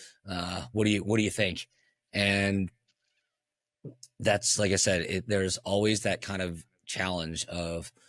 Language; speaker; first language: English; native; English